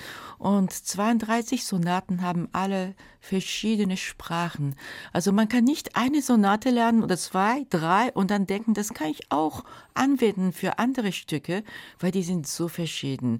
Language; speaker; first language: German; non-native, fluent; Japanese